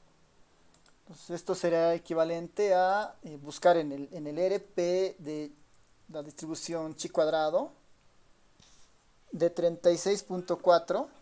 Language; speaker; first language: Spanish; native; Spanish